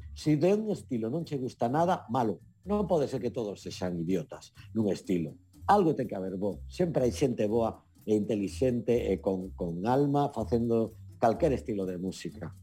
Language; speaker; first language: Galician; native; Galician